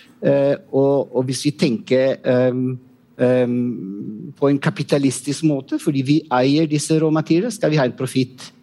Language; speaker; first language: Norwegian; non-native, fluent; Italian